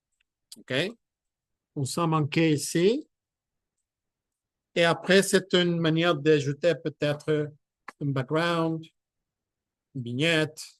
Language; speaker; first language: French; non-native, fluent; Spanish